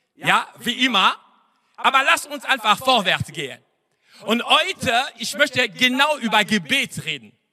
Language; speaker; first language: German; non-native, fluent; French